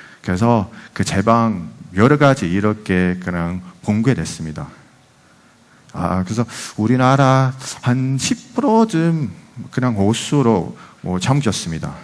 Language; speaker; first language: Korean; non-native, fluent; Dutch